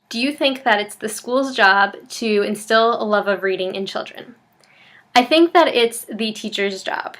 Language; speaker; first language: English; native; English